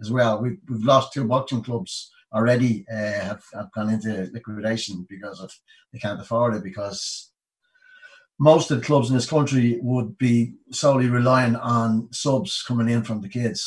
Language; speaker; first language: English; native; English